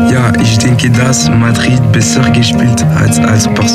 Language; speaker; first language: German; non-native, learner; French